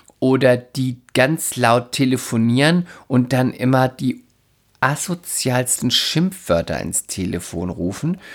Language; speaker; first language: German; non-native, fluent; Spanish